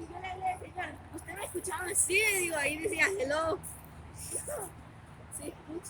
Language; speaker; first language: Spanish; native; Spanish